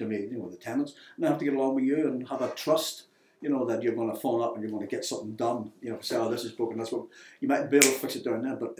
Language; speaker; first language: English; native; English